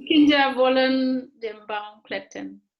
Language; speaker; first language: German; non-native, learner; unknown